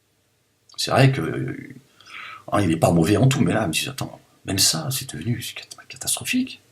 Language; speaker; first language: French; native; French